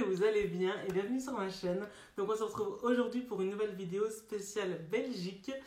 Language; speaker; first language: French; native; French